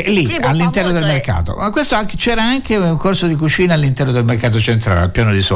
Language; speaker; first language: Italian; native; Italian